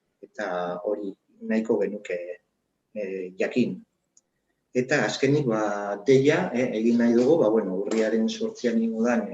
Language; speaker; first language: Basque; native; Basque